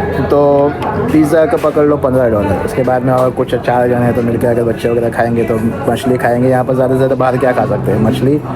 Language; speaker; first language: Hindi; native; Hindi